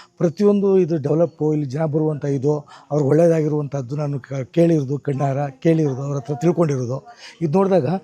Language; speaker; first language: Kannada; native; Kannada